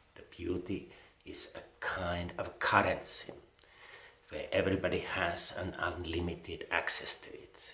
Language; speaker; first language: English; non-native, fluent; Finnish